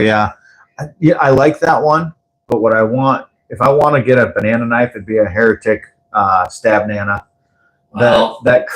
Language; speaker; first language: English; native; English